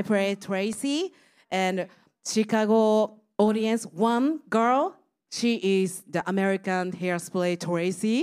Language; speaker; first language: English; non-native, learner; Japanese